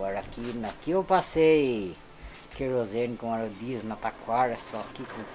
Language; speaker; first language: Portuguese; native; Portuguese